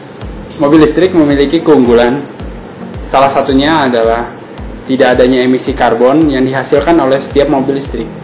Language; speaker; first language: Indonesian; native; Indonesian